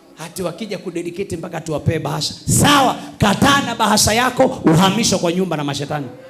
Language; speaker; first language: Swahili; native; Swahili